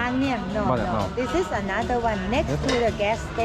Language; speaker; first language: English; non-native, learner; Thai